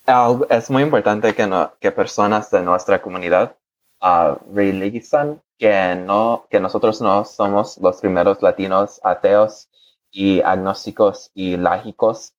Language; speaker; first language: Spanish; early bilingual, heritage; English